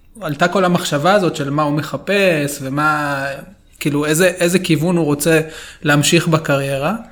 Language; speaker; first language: Hebrew; native; Hebrew